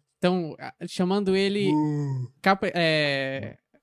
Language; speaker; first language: Portuguese; native; Portuguese